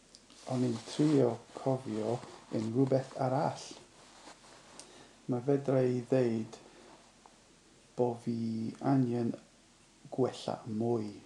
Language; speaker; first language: Welsh; non-native, learner; English